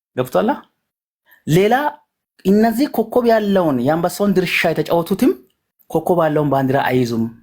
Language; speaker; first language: Amharic; non-native, local second language; Hadiyya